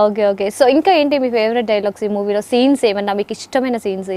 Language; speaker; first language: Telugu; native; Telugu